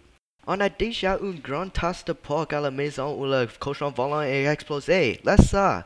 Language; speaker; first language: French; non-native, learner; English